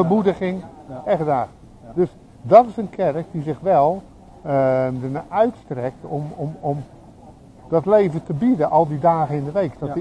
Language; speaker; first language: Dutch; native; Dutch